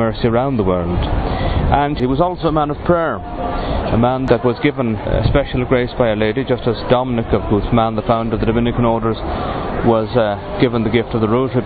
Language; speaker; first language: English; native; English